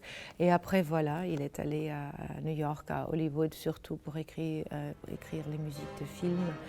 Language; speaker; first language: French; non-native, fluent; German